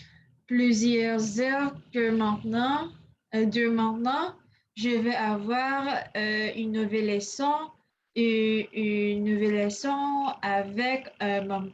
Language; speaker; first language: French; non-native, learner; English